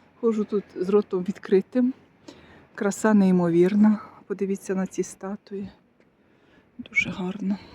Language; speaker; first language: Ukrainian; native; Ukrainian